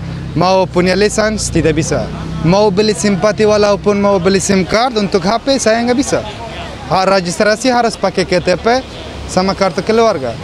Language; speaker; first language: Indonesian; non-native, fluent; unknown